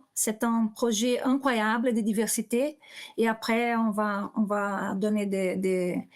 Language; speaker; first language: French; non-native, learner; Portuguese